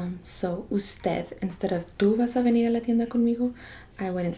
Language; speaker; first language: Spanish; non-native, fluent; English